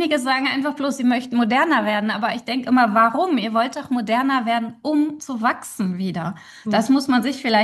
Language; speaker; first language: German; native; German